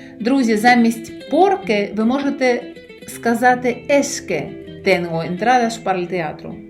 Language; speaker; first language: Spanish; non-native, fluent; Ukrainian